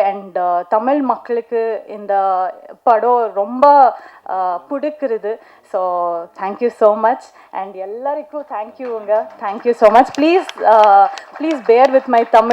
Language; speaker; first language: Tamil; non-native, learner; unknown